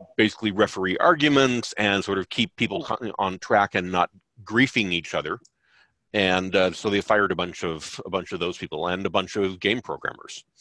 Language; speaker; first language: English; native; English